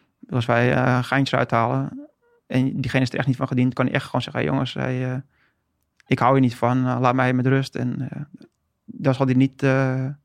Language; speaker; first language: Dutch; native; Dutch